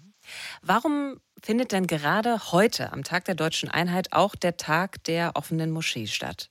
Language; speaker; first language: German; native; German